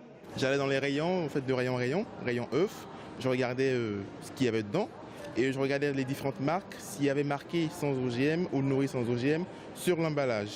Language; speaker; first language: French; native; French